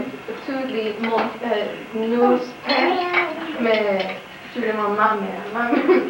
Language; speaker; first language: French; non-native, learner; English